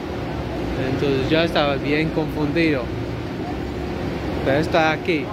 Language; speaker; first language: Spanish; non-native, learner; English